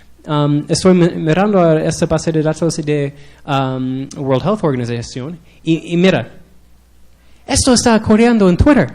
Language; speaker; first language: Spanish; non-native, learner; English